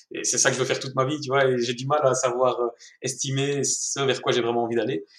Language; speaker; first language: French; native; French